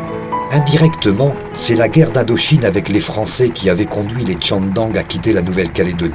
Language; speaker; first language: French; native; French